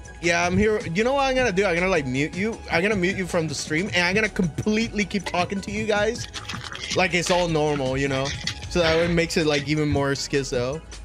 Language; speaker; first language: English; early bilingual, other home language; Spanish